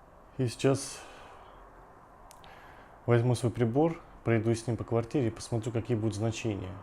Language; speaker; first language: Russian; native; Russian